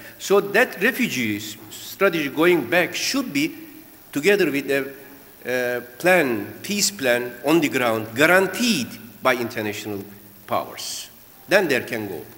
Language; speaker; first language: English; non-native, fluent; Turkish